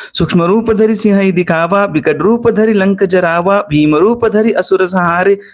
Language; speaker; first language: Hindi; non-native, local second language; Marathi